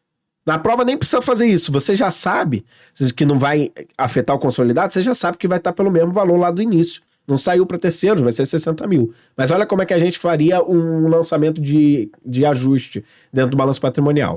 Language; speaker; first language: Portuguese; native; Portuguese